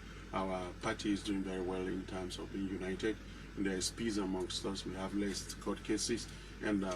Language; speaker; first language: English; non-native, local second language; Yoruba